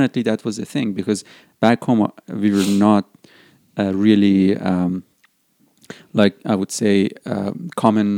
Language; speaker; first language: English; non-native, fluent; Persian